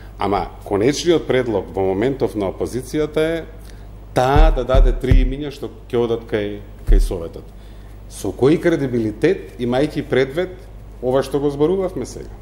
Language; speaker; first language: Macedonian; native; Macedonian